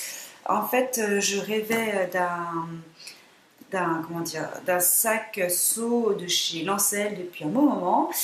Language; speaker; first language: French; native; French